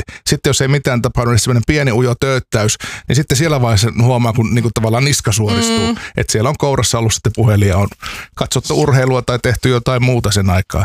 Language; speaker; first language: Finnish; native; Finnish